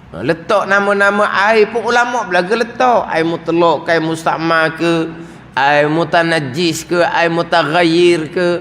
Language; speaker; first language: Malay; native; Malay